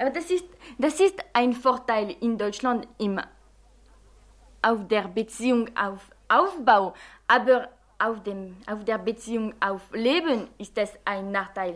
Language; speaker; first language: German; non-native, fluent; French